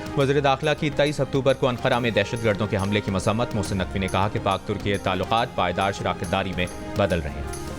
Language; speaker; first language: Urdu; native; Urdu